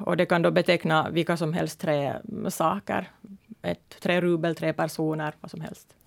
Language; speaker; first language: Swedish; early bilingual, other home language; Russian